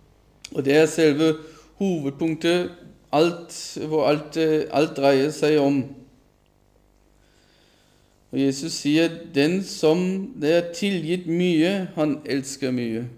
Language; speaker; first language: Norwegian; non-native, fluent; German